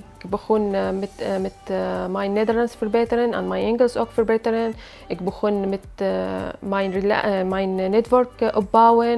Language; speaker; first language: Dutch; non-native, learner; Arabic